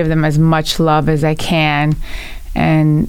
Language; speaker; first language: English; early bilingual, other home language; Italian